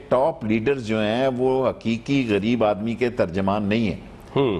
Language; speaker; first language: Urdu; native; Urdu